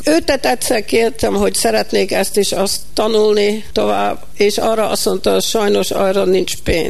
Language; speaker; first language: Hungarian; early bilingual, heritage; Hungarian